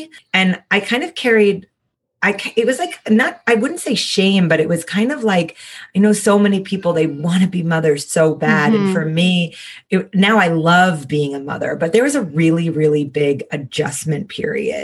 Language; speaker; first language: English; native; English